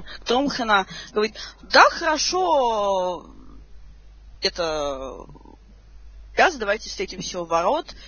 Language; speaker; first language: Russian; native; Russian